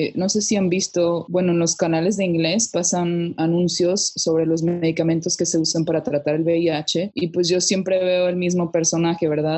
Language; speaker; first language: Spanish; early bilingual, heritage; Spanish